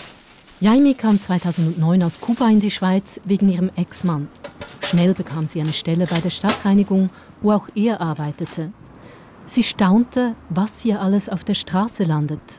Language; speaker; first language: German; native; German